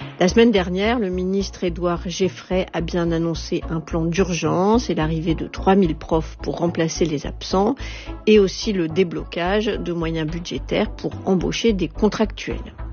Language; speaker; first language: French; native; French